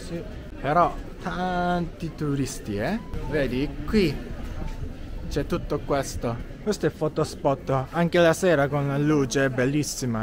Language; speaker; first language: Italian; non-native, learner; Japanese